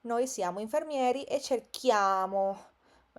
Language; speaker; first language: Italian; non-native, fluent; Spanish